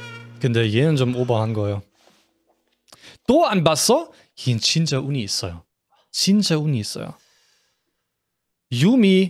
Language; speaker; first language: Korean; non-native, fluent; German